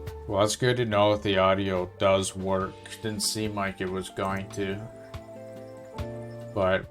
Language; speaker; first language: English; native; English